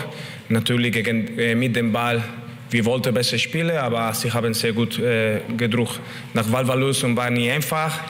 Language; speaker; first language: German; non-native, learner; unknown